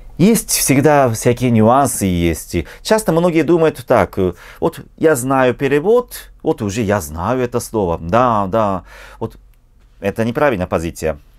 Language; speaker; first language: Russian; non-native, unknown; Japanese